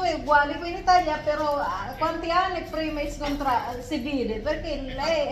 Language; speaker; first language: Italian; non-native, learner; Filipino